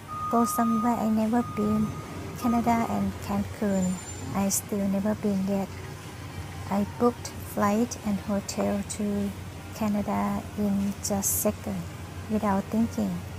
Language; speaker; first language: English; non-native, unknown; Thai